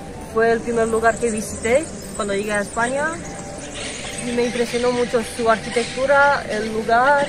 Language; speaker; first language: Spanish; non-native, fluent; Romanian